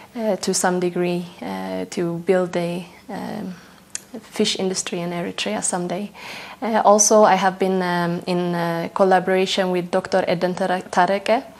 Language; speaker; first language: English; non-native, fluent; Tigrinya